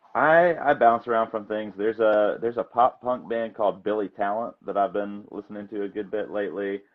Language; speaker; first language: English; native; English